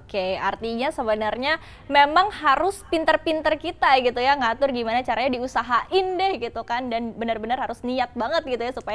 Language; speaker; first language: Indonesian; native; Indonesian